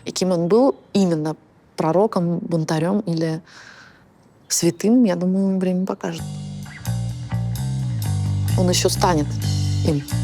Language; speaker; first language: Russian; native; Russian